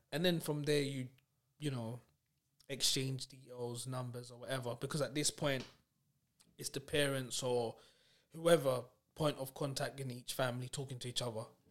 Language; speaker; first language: English; native; English